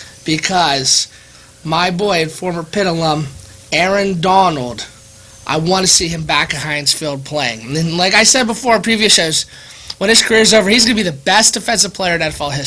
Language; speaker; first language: English; native; English